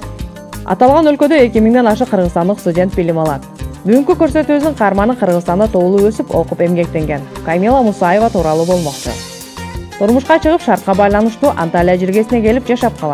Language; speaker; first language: Kyrgyz; native; Kyrgyz